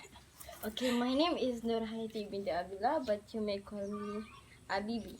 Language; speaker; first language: English; non-native, learner; Malay